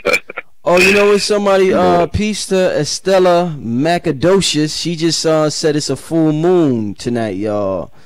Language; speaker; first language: English; native; English